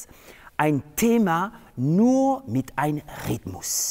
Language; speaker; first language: German; non-native, fluent; French